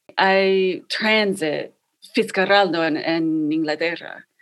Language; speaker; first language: Spanish; non-native, fluent; English